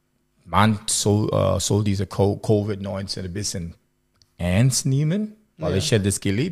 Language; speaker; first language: German; non-native, learner; English